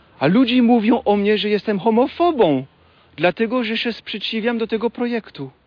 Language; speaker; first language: Polish; non-native, fluent; French